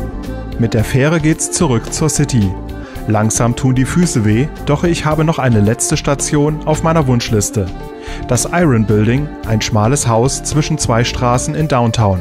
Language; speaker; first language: German; native; German